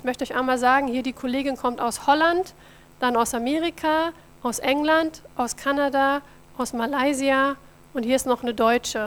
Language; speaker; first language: German; native; German